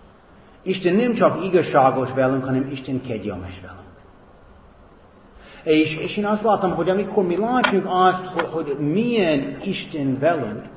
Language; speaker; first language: Hungarian; non-native, fluent; English